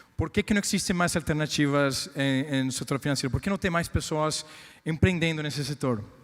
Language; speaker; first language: Portuguese; non-native, fluent; Spanish